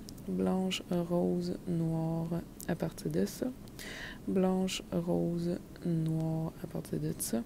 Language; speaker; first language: French; native; French